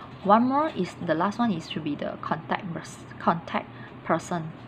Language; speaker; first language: English; non-native, local second language; Chinese